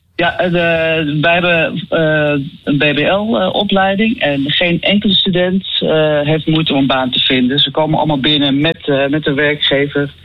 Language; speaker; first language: Dutch; native; Dutch